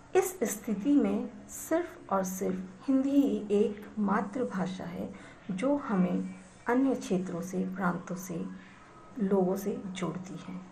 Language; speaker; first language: Hindi; native; Hindi